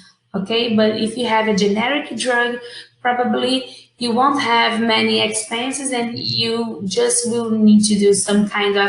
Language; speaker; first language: English; non-native, fluent; Portuguese